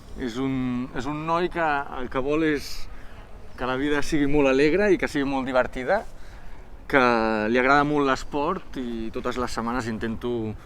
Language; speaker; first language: Catalan; native; Catalan